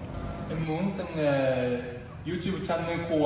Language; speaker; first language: Vietnamese; non-native, learner; Japanese